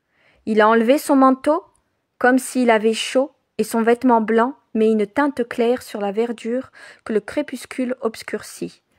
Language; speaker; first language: French; native; French